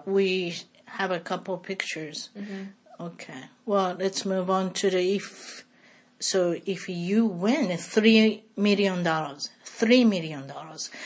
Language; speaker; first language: English; non-native, fluent; Japanese